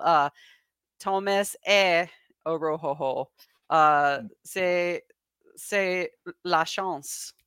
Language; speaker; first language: French; non-native, learner; English